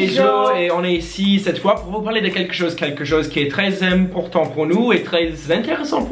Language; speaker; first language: French; non-native, fluent; English